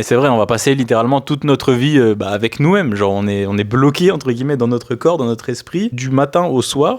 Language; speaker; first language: French; native; French